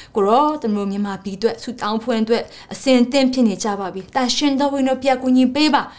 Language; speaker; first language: Burmese; native; Burmese